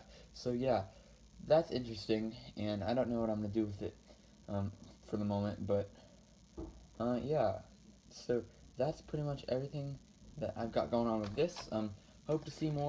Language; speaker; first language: English; native; English